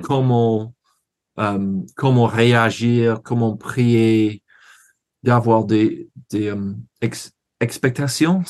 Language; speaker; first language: French; non-native, learner; English